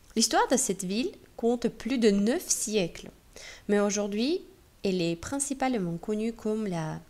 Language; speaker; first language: French; non-native, fluent; Russian